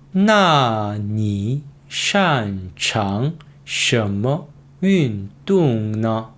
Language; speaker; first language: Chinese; non-native, fluent; Korean